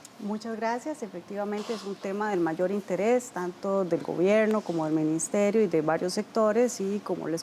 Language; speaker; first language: Spanish; native; Spanish